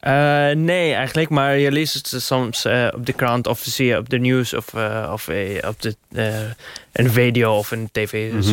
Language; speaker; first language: Dutch; non-native, learner; Arabic